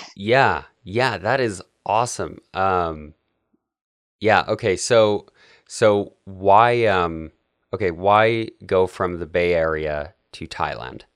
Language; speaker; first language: English; native; English